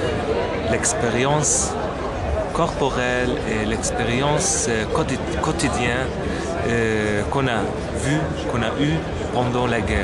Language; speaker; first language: French; non-native, local second language; Arabic